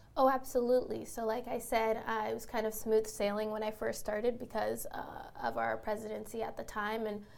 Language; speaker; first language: English; native; English